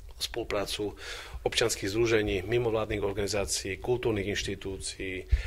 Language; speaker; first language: Slovak; native; Slovak